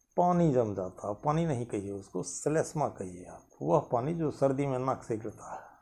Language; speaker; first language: Hindi; non-native, local second language; Maithili